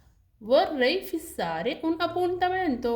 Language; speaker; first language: Italian; non-native, learner; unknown